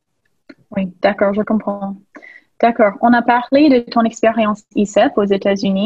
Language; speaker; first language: French; non-native, fluent; English